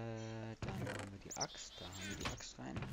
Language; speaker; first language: German; native; German